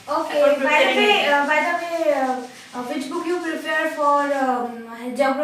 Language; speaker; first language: English; non-native, learner; Hindi